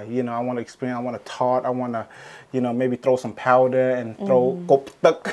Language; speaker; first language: English; native; English